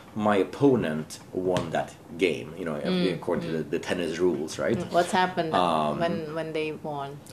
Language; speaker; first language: English; non-native, fluent; Swedish